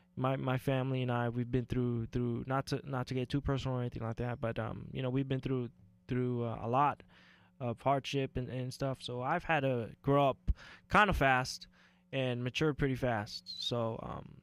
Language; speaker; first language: English; native; English